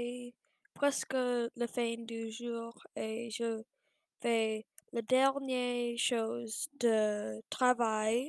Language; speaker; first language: French; non-native, learner; English